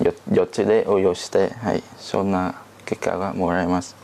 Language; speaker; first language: Japanese; non-native, learner; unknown